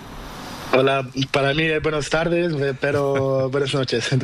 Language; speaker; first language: Spanish; non-native, learner; Portuguese